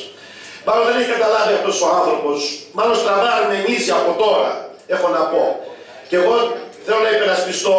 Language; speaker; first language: Greek; native; Greek